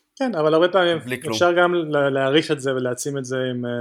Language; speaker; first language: Hebrew; non-native, fluent; Spanish